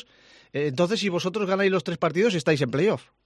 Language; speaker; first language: Spanish; native; Spanish